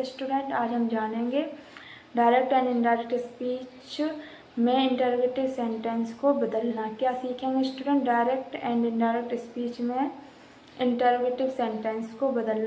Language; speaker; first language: Hindi; native; Hindi